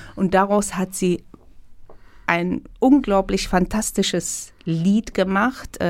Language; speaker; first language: German; non-native, fluent; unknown